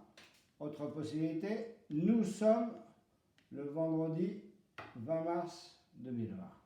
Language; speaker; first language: French; non-native, fluent; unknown